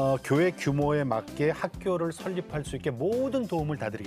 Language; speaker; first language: Korean; native; Korean